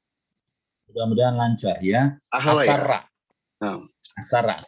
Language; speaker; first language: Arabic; non-native, fluent; Indonesian